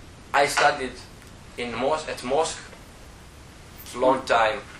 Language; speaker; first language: English; non-native, learner; Italian